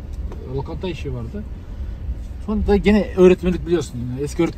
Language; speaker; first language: Turkish; non-native, fluent; Kazakh